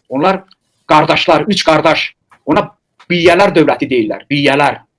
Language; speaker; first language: Azerbaijani; non-native, local second language; Talysh